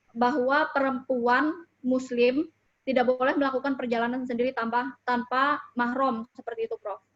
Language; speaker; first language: Indonesian; native; Indonesian